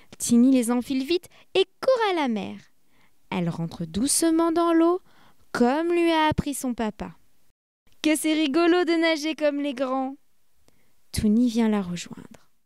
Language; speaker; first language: French; native; French